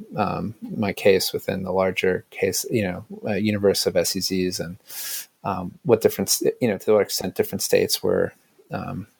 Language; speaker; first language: English; native; English